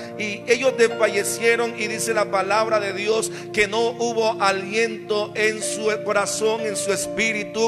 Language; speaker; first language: Spanish; native; Spanish